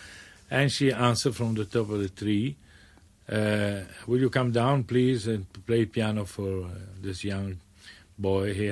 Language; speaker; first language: English; non-native, fluent; Italian